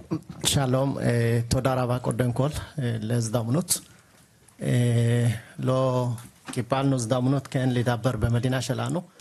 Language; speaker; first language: Hebrew; non-native, learner; Tigrinya